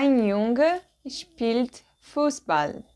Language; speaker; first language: German; non-native, fluent; Portuguese